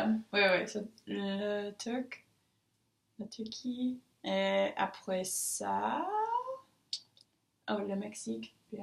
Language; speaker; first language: French; non-native, learner; English